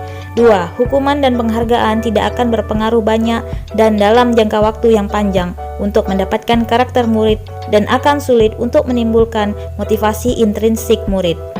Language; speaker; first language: Indonesian; native; Indonesian